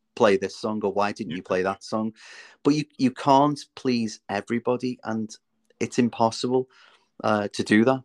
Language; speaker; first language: English; native; English